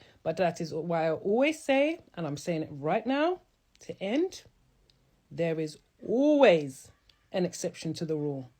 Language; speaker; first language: English; native; English